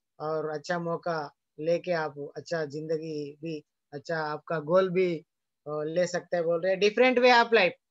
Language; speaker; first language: Hindi; non-native, local second language; Telugu